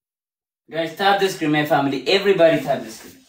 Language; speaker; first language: English; non-native, learner; Amharic